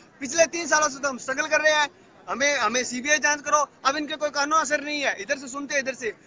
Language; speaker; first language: Hindi; native; Hindi